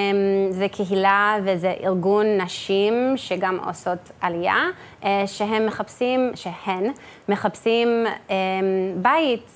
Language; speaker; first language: Hebrew; early bilingual, heritage; English